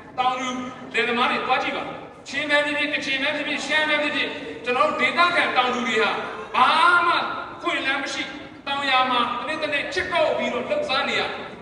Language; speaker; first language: Burmese; non-native, local second language; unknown